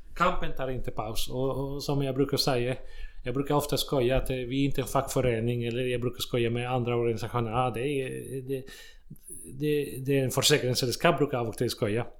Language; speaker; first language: Swedish; non-native, fluent; Spanish